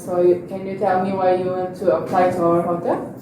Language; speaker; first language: English; non-native, learner; Indonesian